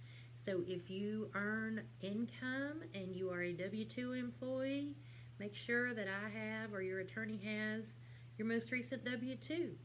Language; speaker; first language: English; native; English